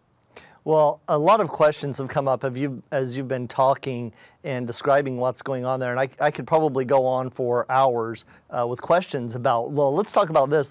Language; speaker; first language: English; native; English